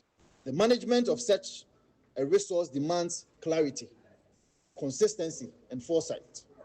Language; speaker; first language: English; native; English